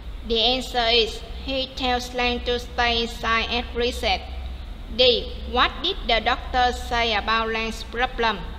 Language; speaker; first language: English; non-native, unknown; Vietnamese